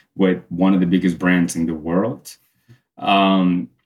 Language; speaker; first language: English; early bilingual, other home language; Spanish